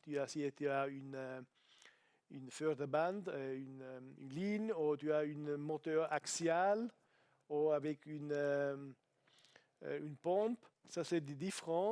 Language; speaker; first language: French; non-native, learner; Italian